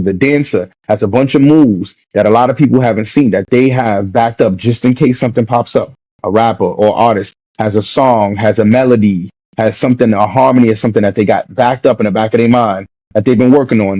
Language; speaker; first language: English; native; English